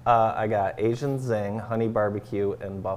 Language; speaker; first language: English; native; English